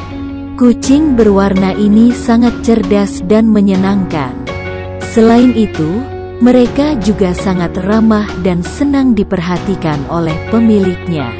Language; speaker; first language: Indonesian; native; Indonesian